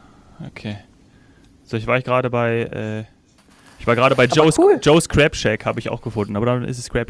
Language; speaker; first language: German; native; German